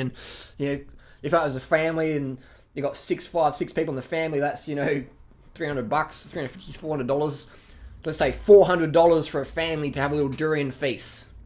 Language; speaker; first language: English; native; English